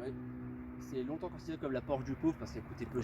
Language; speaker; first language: French; native; French